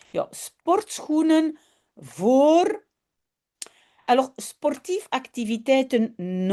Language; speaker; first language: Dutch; non-native, fluent; French